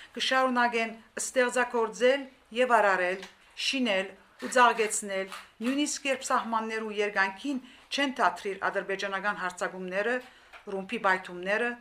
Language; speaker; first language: Armenian; early bilingual, heritage; Armenian